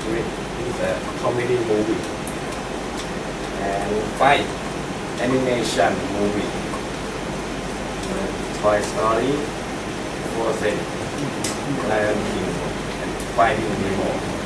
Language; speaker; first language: English; non-native, learner; Thai